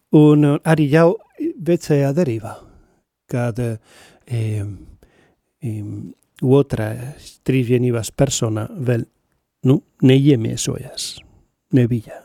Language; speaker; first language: Latvian; non-native, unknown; Spanish